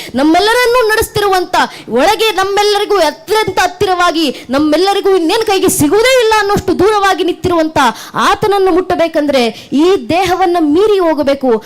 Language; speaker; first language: Kannada; native; Kannada